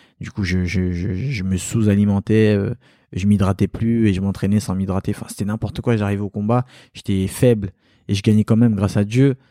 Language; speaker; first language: French; early bilingual, other home language; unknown